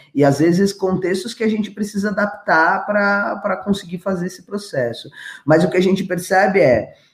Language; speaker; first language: Portuguese; native; Portuguese